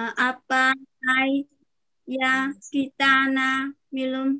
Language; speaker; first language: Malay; non-native, learner; Vietnamese